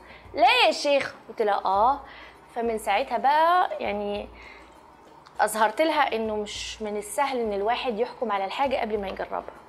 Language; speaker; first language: Arabic; native; Arabic